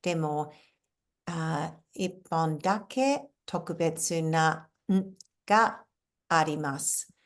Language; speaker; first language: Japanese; non-native, fluent; English